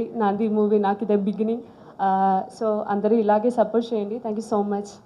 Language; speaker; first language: Telugu; non-native, learner; Malayalam